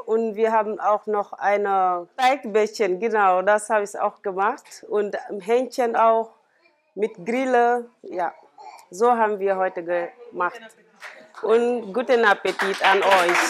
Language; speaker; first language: German; non-native, learner; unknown